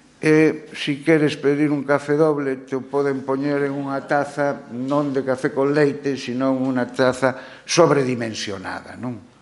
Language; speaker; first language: Galician; non-native, local second language; Spanish